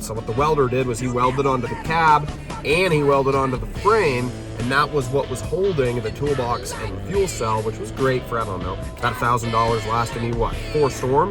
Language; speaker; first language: English; native; English